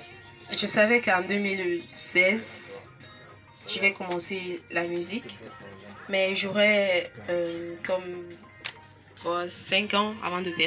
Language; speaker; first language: French; non-native, local second language; English